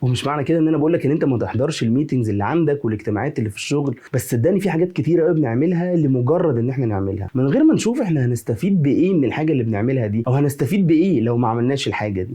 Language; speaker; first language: Arabic; native; Arabic